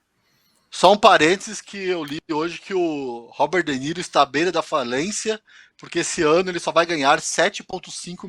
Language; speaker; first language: Portuguese; native; Portuguese